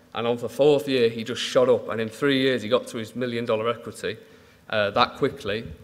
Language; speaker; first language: English; native; English